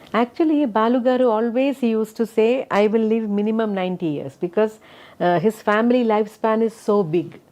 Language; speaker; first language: Telugu; non-native, fluent; Malayalam